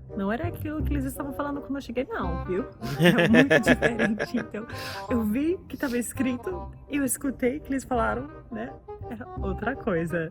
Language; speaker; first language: Portuguese; non-native, fluent; English